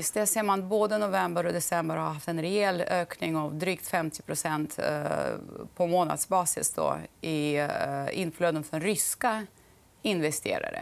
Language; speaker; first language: Swedish; non-native, fluent; Russian